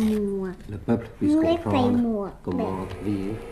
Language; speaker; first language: French; early bilingual, other home language; Thai